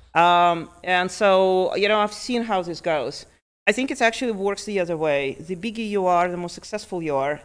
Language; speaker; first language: English; early bilingual, other home language; Russian